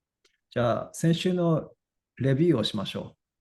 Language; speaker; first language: Japanese; non-native, fluent; English